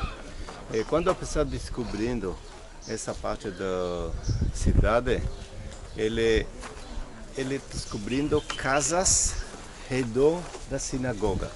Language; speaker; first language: Portuguese; non-native, fluent; Hebrew